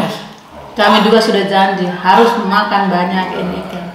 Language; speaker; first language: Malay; non-native, local second language; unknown